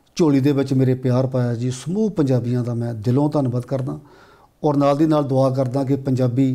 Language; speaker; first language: Punjabi; native; Punjabi